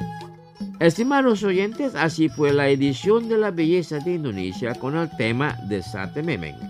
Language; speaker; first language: Spanish; non-native, fluent; Indonesian